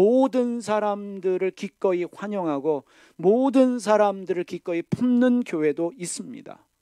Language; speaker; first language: Korean; native; Korean